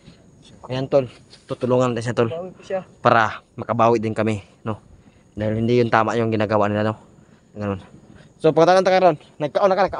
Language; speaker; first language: Filipino; non-native, local second language; Cebuano